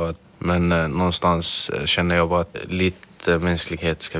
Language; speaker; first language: Swedish; non-native, fluent; Arabic